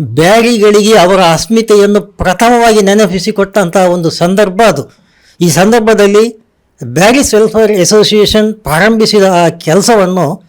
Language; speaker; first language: Kannada; non-native, local second language; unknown